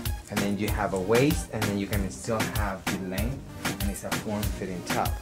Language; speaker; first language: English; non-native, fluent; Spanish